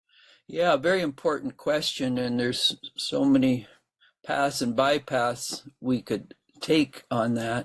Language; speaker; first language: English; native; English